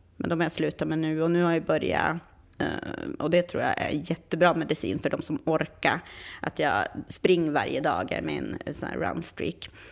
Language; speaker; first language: Swedish; native; Swedish